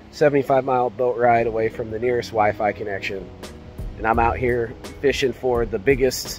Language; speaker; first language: English; native; English